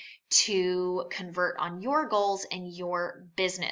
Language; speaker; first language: English; native; English